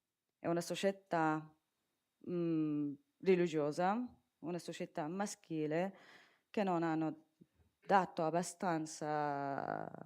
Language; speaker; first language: Italian; non-native, fluent; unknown